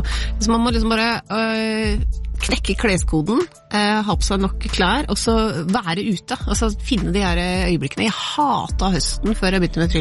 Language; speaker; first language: Norwegian; native; Norwegian